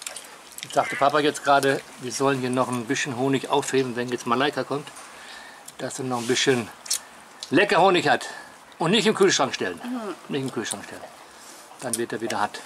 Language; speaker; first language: German; native; German